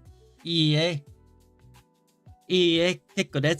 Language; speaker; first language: Japanese; non-native, learner; English